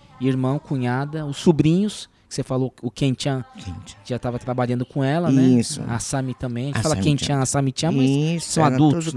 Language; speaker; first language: Portuguese; native; Portuguese